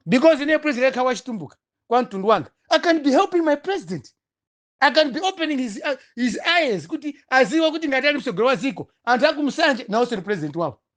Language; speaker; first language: Nyanja; non-native, local second language; Tumbuka